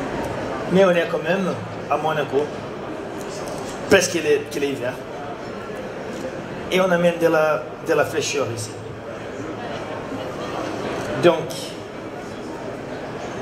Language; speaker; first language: French; non-native, learner; Portuguese